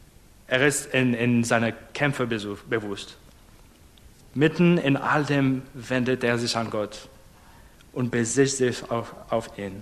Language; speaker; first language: German; non-native, fluent; English